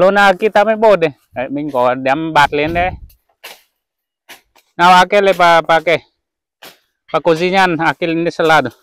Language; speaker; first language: Portuguese; non-native, learner; Vietnamese